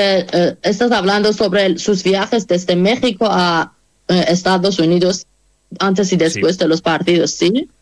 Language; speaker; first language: Spanish; non-native, fluent; Persian